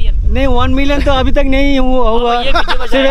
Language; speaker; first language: Hindi; non-native, local second language; Bangla